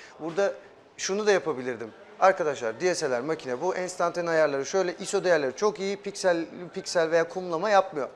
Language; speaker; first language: Turkish; early bilingual, heritage; German